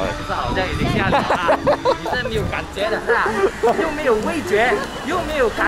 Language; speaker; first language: Chinese; native; Chinese